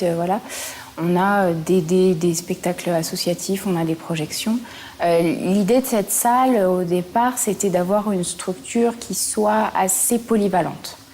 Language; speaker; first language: French; native; French